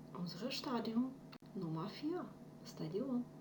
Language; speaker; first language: German; non-native, fluent; Ukrainian